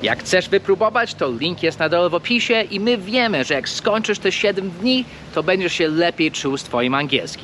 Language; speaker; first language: Polish; non-native, fluent; English